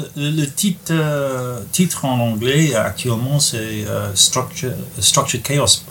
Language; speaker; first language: French; non-native, learner; English